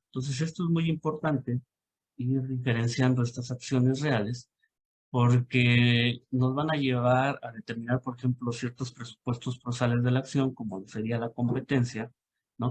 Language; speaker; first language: Spanish; native; Spanish